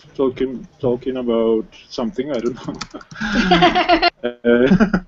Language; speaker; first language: English; non-native, learner; Spanish